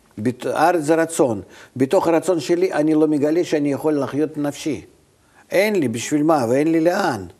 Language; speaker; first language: Hebrew; non-native, fluent; Russian